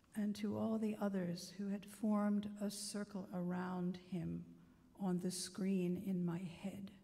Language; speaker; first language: English; native; English